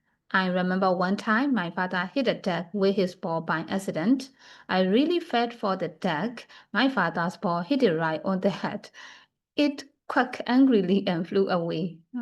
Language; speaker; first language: English; non-native, fluent; Burmese